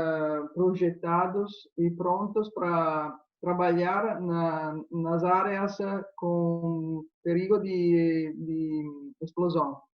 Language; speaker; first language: Portuguese; non-native, fluent; Italian